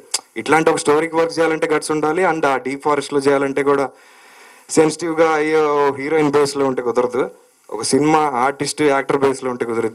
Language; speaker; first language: Telugu; native; Telugu